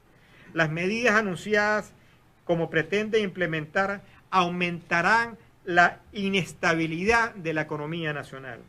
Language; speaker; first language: Spanish; native; Spanish